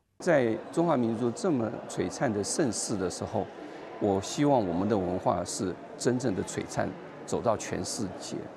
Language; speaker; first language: Chinese; native; Chinese